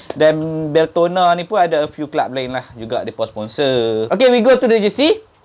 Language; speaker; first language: Malay; native; Malay